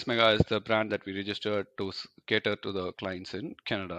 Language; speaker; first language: English; non-native, local second language; Tamil